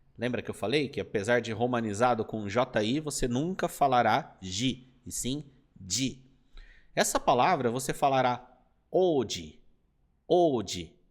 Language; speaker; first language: Portuguese; native; Portuguese